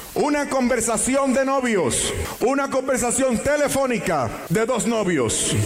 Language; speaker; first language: Spanish; native; Spanish